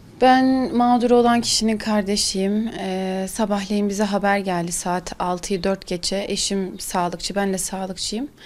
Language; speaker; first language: Turkish; native; Turkish